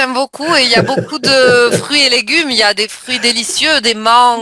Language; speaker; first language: French; native; French